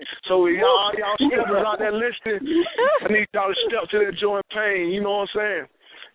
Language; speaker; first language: English; native; English